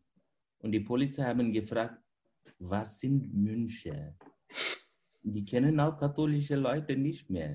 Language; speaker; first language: German; non-native, fluent; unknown